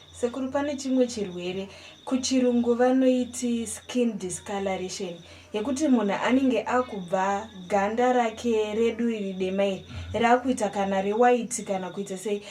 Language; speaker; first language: Shona; native; Shona